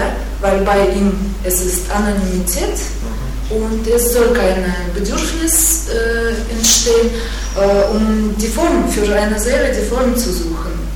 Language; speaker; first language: German; non-native, fluent; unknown